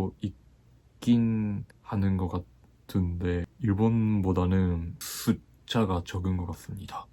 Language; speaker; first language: Korean; non-native, fluent; Japanese